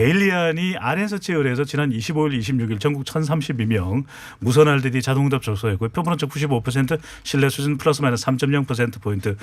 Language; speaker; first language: Korean; native; Korean